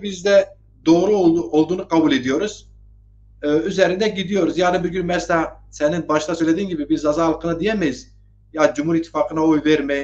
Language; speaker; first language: Turkish; non-native, local second language; Zaza